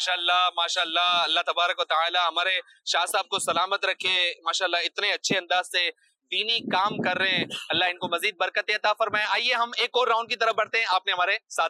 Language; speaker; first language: Urdu; native; Urdu